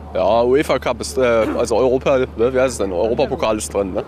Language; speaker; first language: German; native; German